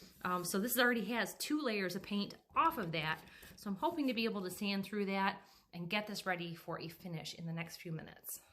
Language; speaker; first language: English; native; English